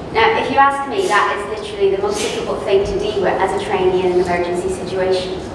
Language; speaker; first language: English; native; English